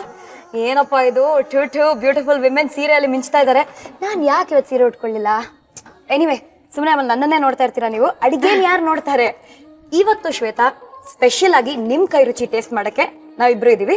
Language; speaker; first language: Kannada; native; Kannada